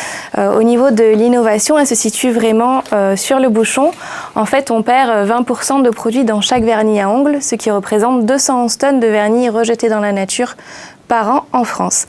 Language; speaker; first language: French; native; French